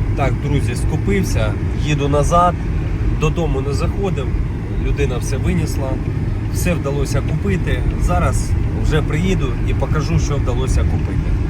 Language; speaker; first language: Ukrainian; native; Ukrainian